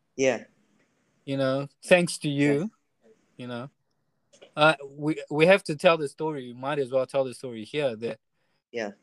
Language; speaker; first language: English; non-native, fluent; Chinese